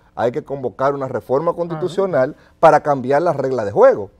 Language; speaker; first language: Spanish; native; Spanish